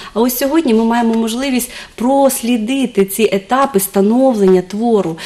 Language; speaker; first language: Ukrainian; native; Ukrainian